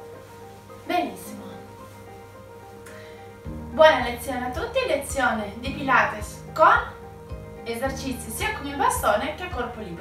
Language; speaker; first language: Italian; native; Italian